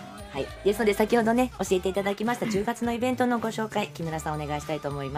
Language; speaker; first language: Japanese; native; Japanese